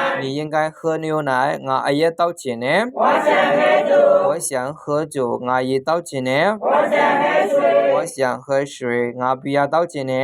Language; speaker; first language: Chinese; non-native, fluent; Burmese